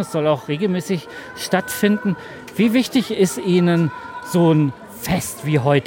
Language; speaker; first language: German; native; German